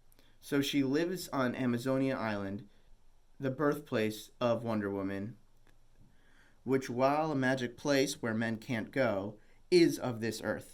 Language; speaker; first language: English; native; English